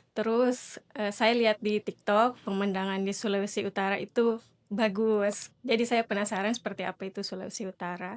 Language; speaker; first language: Indonesian; native; Indonesian